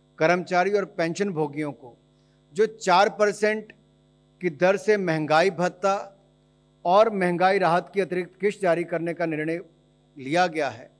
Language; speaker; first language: Hindi; native; Hindi